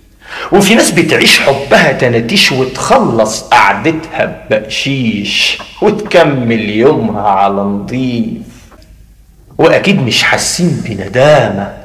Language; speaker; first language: Arabic; native; Arabic